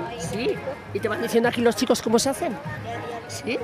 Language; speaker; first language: Spanish; native; Spanish